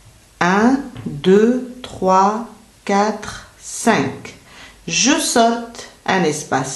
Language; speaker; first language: French; native; French